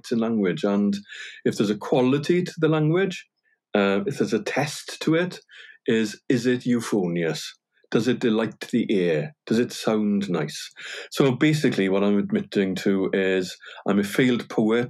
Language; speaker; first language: English; non-native, local second language; Welsh